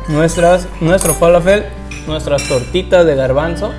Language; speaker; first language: Spanish; native; Spanish